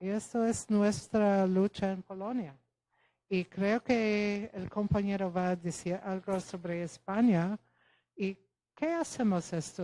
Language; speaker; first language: Spanish; non-native, fluent; Polish